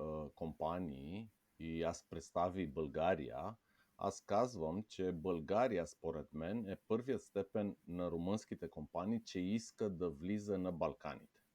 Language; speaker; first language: Bulgarian; non-native, fluent; Romanian